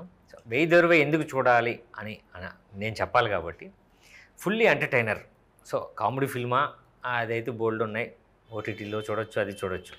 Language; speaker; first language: Telugu; native; Telugu